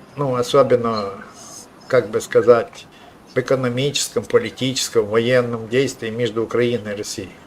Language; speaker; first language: Russian; non-native, local second language; Ukrainian